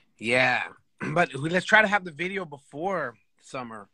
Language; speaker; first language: English; native; English